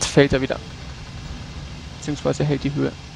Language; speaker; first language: German; native; German